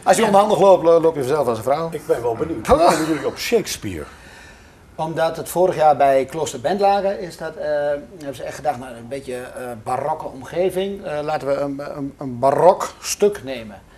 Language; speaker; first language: Dutch; native; Dutch